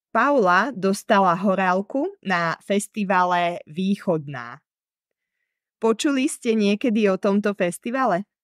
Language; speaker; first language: Slovak; native; Slovak